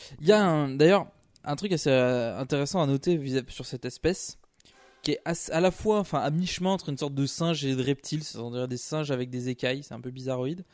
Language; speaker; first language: French; native; French